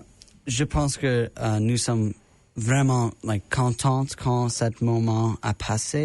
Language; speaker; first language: French; non-native, learner; English